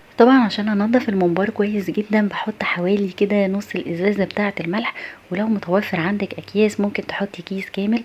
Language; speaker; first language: Arabic; native; Arabic